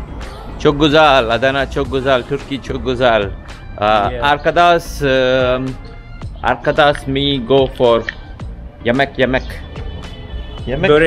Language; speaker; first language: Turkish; non-native, learner; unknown